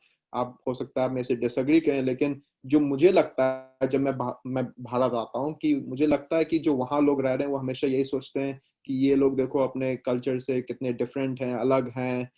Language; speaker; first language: Hindi; native; Hindi